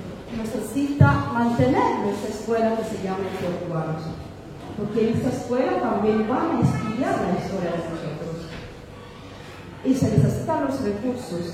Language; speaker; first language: Spanish; non-native, fluent; Amharic